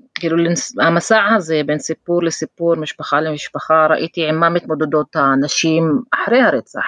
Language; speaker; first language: Hebrew; non-native, local second language; Arabic